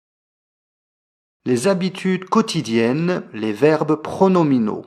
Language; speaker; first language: French; native; French